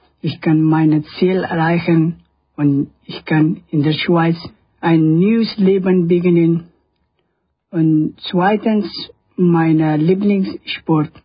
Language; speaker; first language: German; non-native, learner; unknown